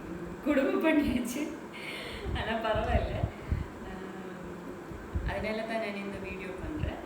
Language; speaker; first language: Tamil; non-native, learner; Malayalam